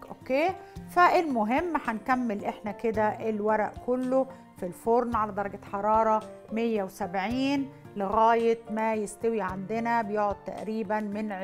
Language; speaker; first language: Arabic; native; Arabic